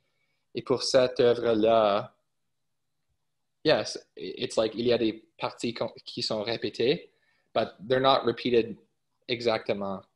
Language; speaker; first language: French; early bilingual, heritage; English